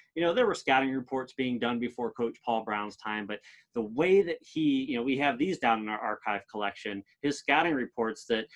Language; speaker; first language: English; native; English